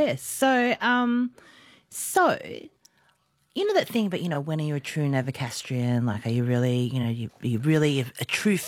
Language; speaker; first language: English; native; English